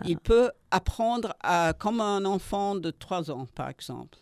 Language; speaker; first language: French; non-native, learner; English